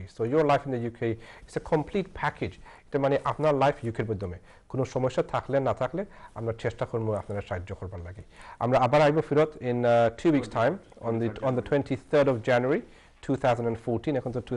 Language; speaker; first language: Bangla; early bilingual, heritage; Sylheti